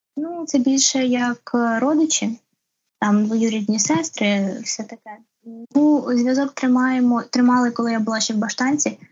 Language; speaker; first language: Ukrainian; native; Ukrainian